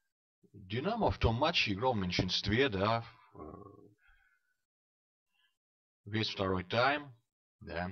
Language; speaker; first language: Russian; non-native, fluent; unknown